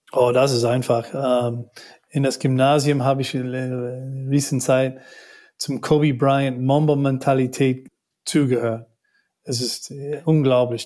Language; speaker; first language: German; non-native, learner; English